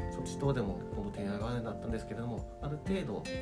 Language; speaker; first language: Japanese; native; Japanese